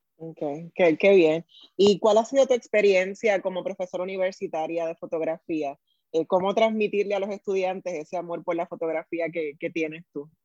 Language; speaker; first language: Spanish; native; Spanish